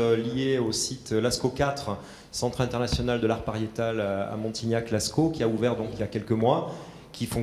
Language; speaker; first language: French; native; French